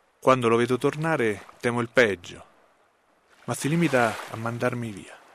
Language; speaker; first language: Italian; native; Italian